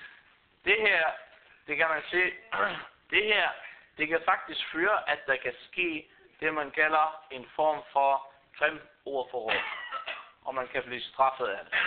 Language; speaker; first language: Danish; non-native, fluent; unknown